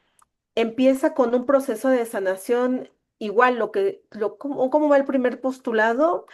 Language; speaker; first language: Spanish; native; Spanish